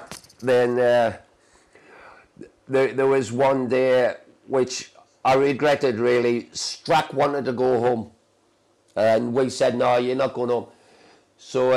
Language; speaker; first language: English; native; English